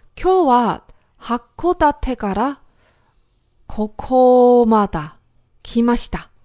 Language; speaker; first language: Japanese; non-native, learner; Chinese